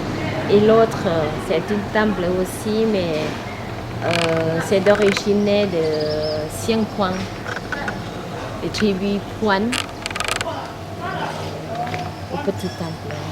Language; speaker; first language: French; non-native, fluent; Lao